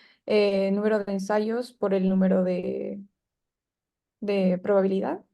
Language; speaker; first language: Spanish; non-native, learner; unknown